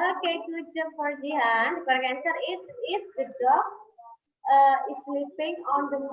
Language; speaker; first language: English; non-native, fluent; Indonesian